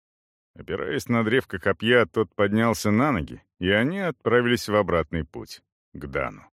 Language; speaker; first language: Russian; native; Russian